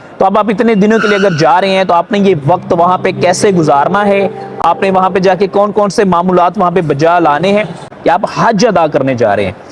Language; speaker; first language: Urdu; non-native, local second language; Punjabi